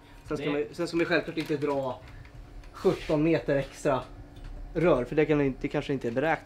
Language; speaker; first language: Swedish; native; Swedish